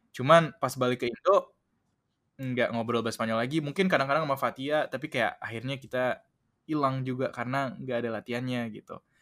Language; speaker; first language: Indonesian; early bilingual, heritage; Indonesian